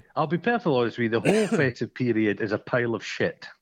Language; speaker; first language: English; native; English